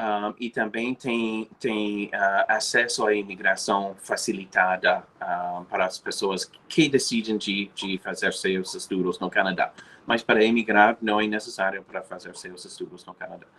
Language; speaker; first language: Portuguese; non-native, fluent; English